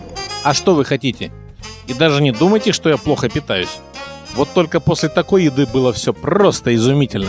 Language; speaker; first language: Russian; native; Russian